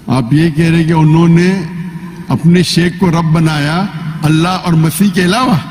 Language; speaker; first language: Urdu; non-native, local second language; Konkani